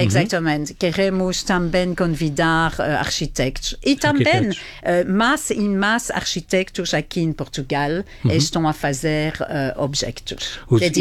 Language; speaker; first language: Portuguese; non-native, fluent; French